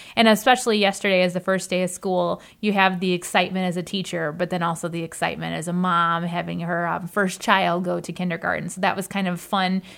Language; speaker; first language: English; native; English